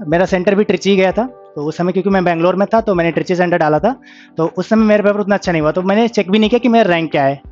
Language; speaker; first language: Hindi; native; Hindi